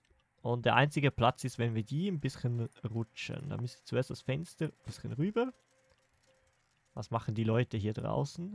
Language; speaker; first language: German; native; German